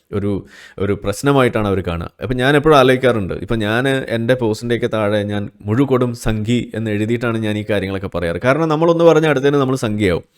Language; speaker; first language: Malayalam; native; Malayalam